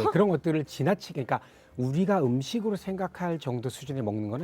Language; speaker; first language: Korean; native; Korean